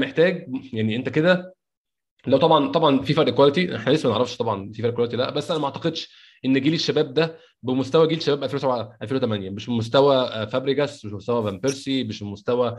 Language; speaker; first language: Arabic; native; Arabic